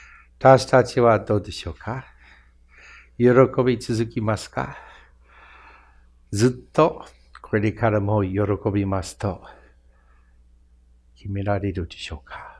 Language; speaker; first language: Japanese; non-native, fluent; English